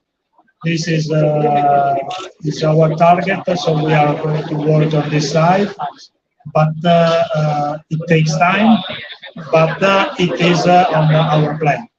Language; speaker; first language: English; non-native, fluent; Italian